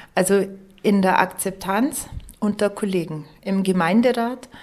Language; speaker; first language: German; native; German